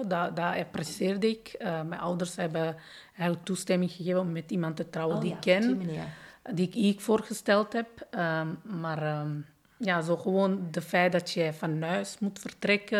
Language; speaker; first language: Dutch; non-native, fluent; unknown